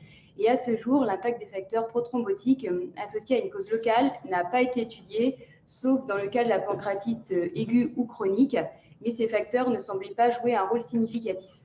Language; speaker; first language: French; native; French